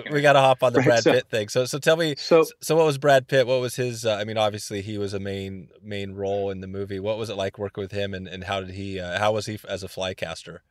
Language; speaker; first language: English; native; English